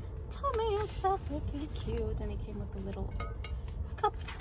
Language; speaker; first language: English; early bilingual, other home language; Spanish